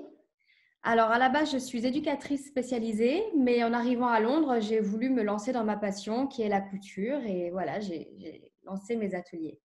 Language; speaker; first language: French; native; French